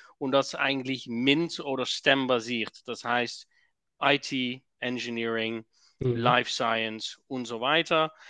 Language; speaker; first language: German; non-native, fluent; Dutch